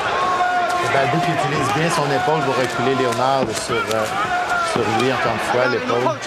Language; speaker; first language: French; native; French